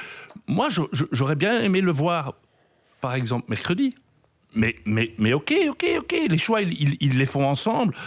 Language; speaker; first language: French; native; French